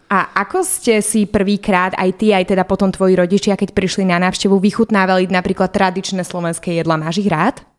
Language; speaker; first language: Slovak; native; Slovak